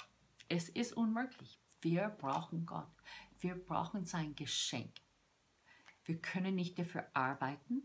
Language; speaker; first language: German; non-native, fluent; English